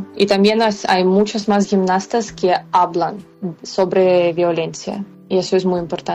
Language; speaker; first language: Spanish; non-native, fluent; Ukrainian